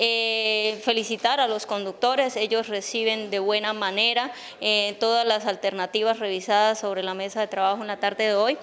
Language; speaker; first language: Spanish; native; Spanish